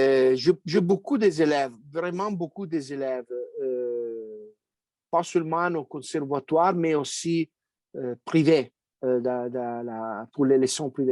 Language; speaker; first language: French; non-native, fluent; Italian